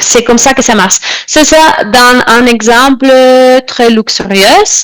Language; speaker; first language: French; non-native, fluent; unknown